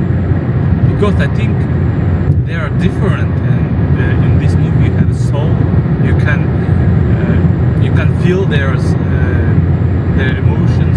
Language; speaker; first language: English; non-native, fluent; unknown